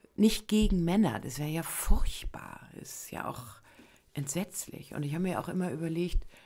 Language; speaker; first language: German; native; German